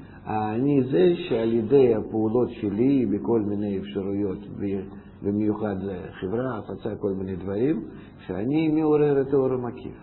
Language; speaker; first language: Hebrew; non-native, fluent; Russian